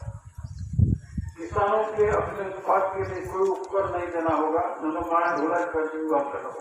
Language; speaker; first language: Hindi; non-native, local second language; Bangla